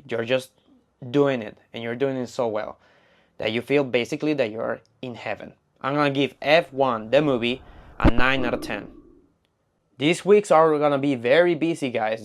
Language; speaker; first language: English; non-native, fluent; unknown